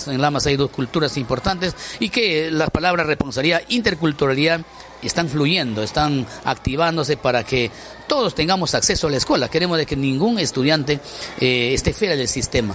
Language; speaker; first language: Spanish; native; Spanish